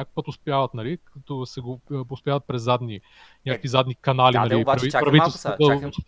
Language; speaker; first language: Bulgarian; native; Bulgarian